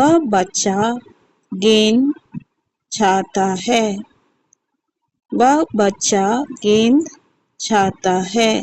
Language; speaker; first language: Hindi; non-native, local second language; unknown